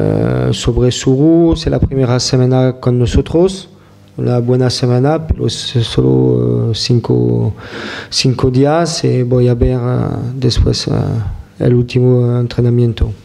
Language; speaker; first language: Spanish; non-native, fluent; French